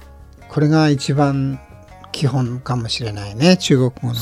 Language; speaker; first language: Japanese; native; Japanese